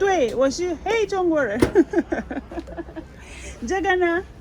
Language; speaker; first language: Chinese; non-native, learner; French